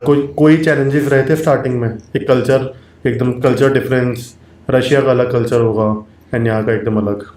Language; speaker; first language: Hindi; native; Hindi